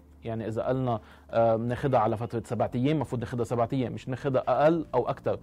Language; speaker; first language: Arabic; native; Arabic